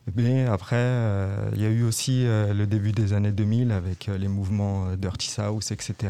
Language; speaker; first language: French; native; French